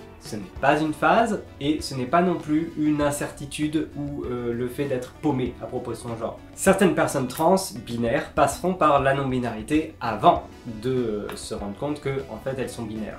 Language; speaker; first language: French; native; French